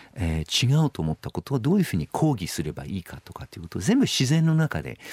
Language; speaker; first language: Japanese; non-native, fluent; English